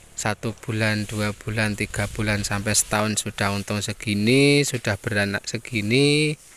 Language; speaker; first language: Indonesian; non-native, local second language; Javanese